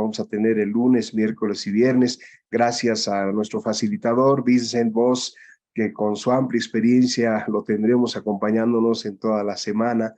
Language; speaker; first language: Spanish; native; Spanish